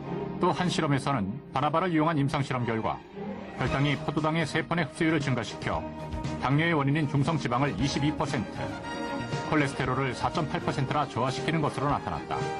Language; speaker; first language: Korean; native; Korean